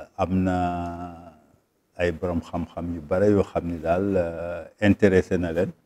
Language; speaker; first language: Wolof; native; Wolof